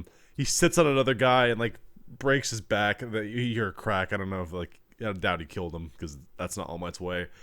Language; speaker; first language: English; native; English